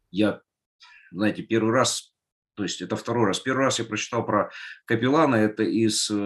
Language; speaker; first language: Russian; native; Russian